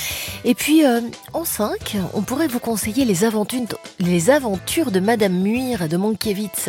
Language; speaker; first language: French; native; French